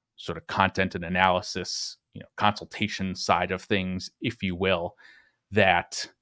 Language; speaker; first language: English; native; English